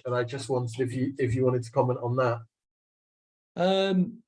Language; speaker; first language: English; native; English